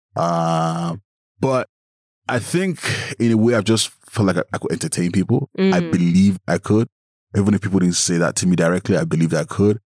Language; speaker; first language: English; non-native, local second language; Yoruba